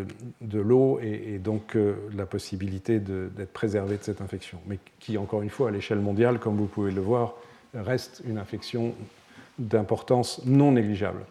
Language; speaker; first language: French; native; French